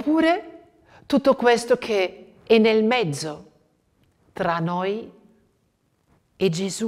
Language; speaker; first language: Italian; non-native, fluent; German